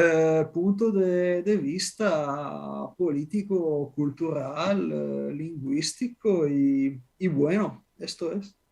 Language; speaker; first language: Spanish; non-native, fluent; Italian